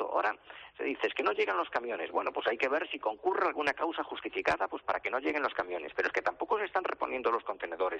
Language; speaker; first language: Spanish; native; Spanish